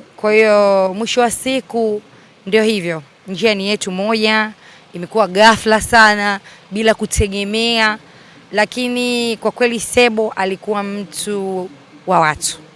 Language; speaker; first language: Swahili; native; Swahili